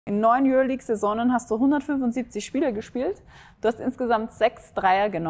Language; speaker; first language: German; native; German